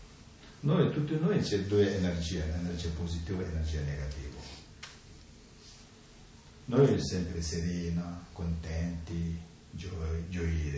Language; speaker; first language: Italian; non-native, learner; Tibetan